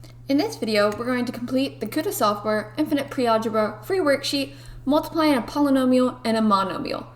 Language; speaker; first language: English; native; English